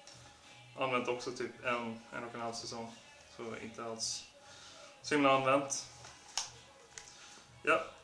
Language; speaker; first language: Swedish; non-native, local second language; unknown